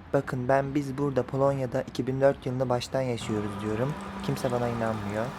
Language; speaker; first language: Turkish; native; Turkish